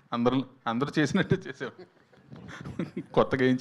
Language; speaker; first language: Telugu; native; Telugu